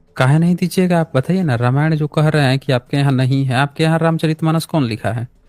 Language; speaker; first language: Hindi; native; Hindi